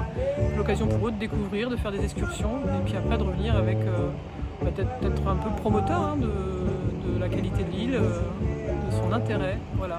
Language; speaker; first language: French; native; French